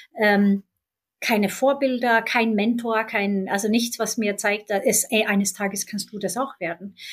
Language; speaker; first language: German; non-native, fluent; Swedish